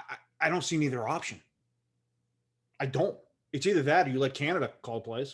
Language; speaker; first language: English; native; English